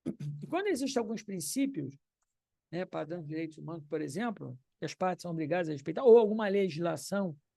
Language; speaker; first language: Portuguese; native; Portuguese